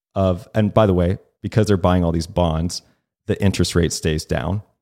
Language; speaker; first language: English; native; English